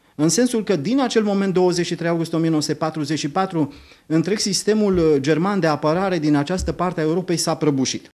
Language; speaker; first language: Romanian; native; Romanian